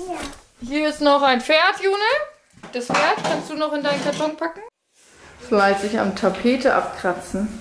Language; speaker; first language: German; native; German